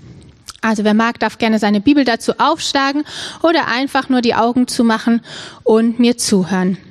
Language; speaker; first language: German; native; German